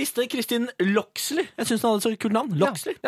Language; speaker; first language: Norwegian; native; Norwegian